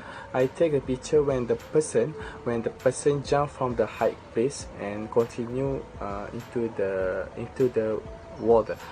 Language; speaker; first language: English; non-native, learner; Malay